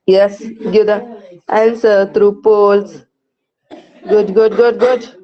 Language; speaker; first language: English; non-native, local second language; Kannada